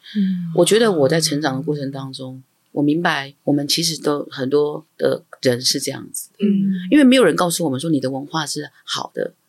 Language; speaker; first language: Chinese; non-native, local second language; Amis